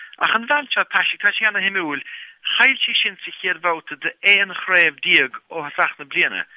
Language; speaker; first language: Irish; native; Irish